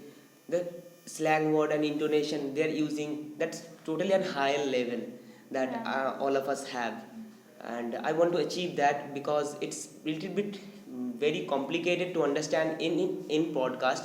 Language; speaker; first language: English; non-native, learner; Bangla